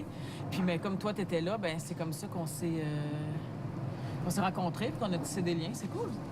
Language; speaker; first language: French; native; French